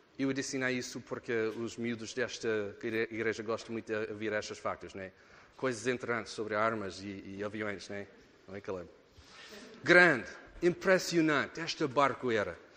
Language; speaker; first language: Portuguese; non-native, fluent; English